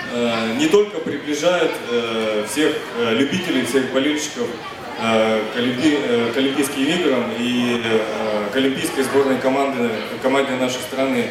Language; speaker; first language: Russian; native; Russian